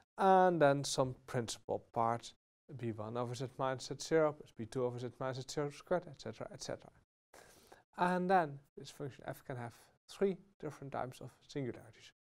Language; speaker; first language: English; non-native, fluent; Dutch